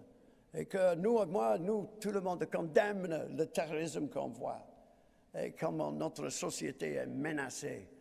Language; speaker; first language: French; non-native, fluent; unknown